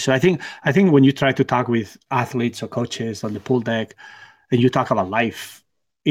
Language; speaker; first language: English; non-native, fluent; Spanish